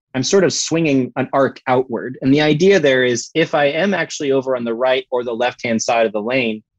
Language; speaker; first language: English; native; English